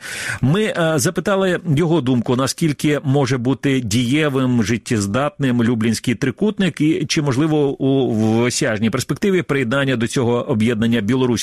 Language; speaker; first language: Ukrainian; native; Ukrainian